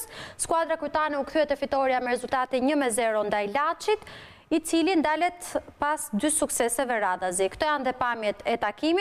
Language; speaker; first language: Albanian; native; Albanian